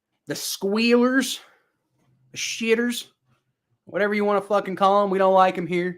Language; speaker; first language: English; native; English